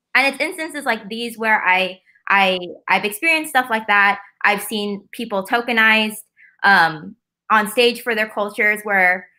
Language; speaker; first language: English; native; English